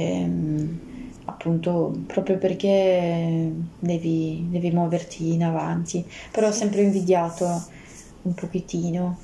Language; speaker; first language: Italian; non-native, fluent; Russian